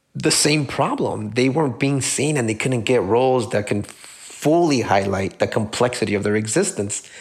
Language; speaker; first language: English; early bilingual, other home language; Spanish